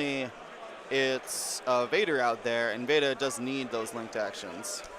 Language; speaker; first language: English; native; English